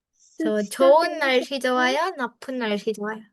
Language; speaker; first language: Korean; non-native, fluent; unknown